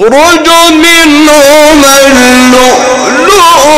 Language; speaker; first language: Arabic; native; Arabic